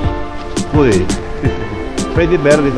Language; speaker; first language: Spanish; non-native, learner; Filipino